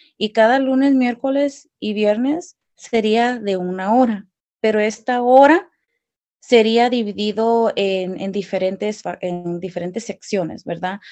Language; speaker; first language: Spanish; early bilingual, heritage; Spanish